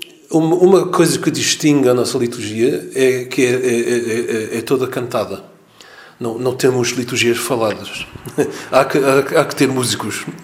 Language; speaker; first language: Portuguese; non-native, fluent; English